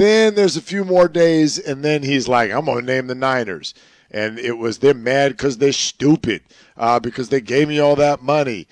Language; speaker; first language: English; native; English